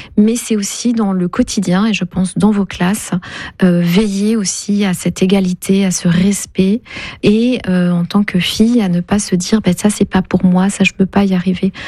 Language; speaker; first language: French; non-native, local second language; Kinyarwanda